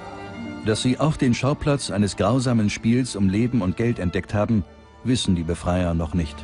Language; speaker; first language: German; native; German